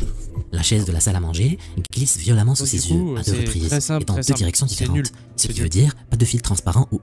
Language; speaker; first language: French; native; French